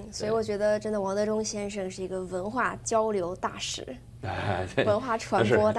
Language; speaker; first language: Chinese; native; Chinese